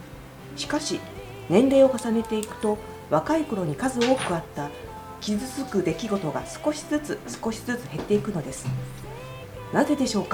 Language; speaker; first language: Japanese; native; Japanese